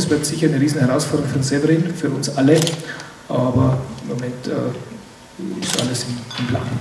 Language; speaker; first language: German; native; German